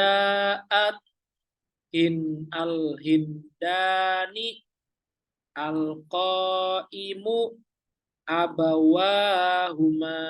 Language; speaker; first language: Arabic; non-native, fluent; Indonesian